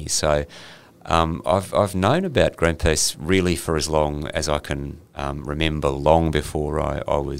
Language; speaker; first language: English; native; English